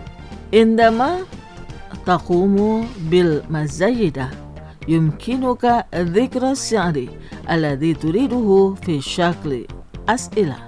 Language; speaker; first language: Arabic; non-native, fluent; Indonesian